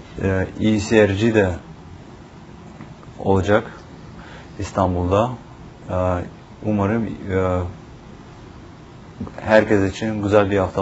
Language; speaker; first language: Turkish; non-native, fluent; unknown